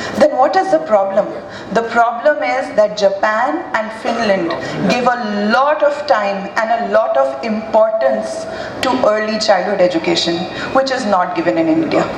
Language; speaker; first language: Hindi; native; Hindi